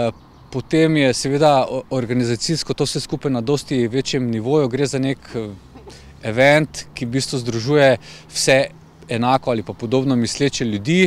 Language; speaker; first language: Slovenian; native; Slovenian